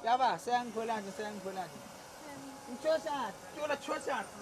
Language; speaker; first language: Chinese; native; Chinese